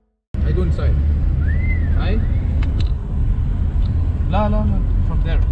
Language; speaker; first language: English; non-native, local second language; Malayalam